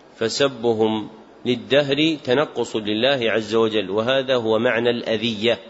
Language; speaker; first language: Arabic; native; Arabic